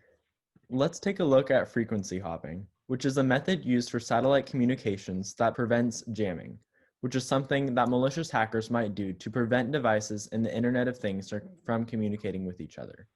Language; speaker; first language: English; native; English